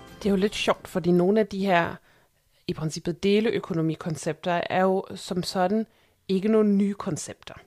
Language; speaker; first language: Danish; native; Danish